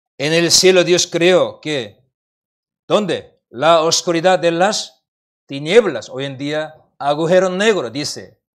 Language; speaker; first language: Spanish; non-native, learner; Korean